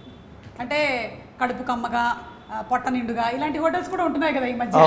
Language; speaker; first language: Telugu; native; Telugu